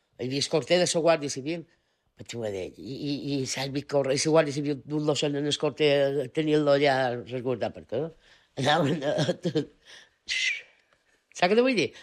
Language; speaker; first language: Catalan; native; Catalan